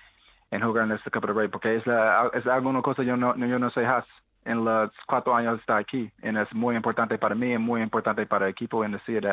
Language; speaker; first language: Spanish; non-native, learner; English